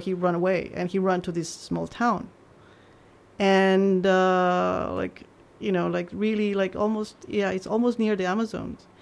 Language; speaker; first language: English; non-native, fluent; Chinese